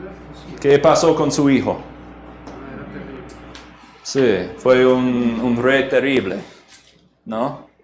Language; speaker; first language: Spanish; non-native, fluent; English